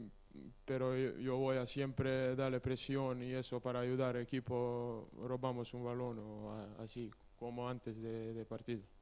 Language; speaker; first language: Spanish; non-native, learner; Serbian